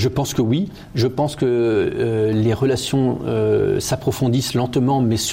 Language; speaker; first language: French; native; French